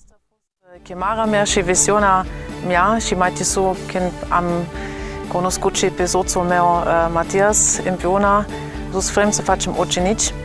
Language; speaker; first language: Romanian; non-native, learner; German